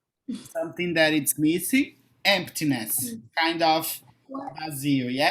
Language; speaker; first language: English; non-native, fluent; Portuguese